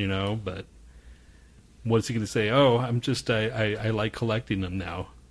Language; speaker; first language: English; native; English